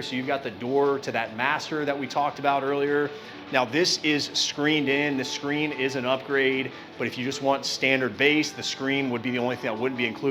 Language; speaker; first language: English; native; English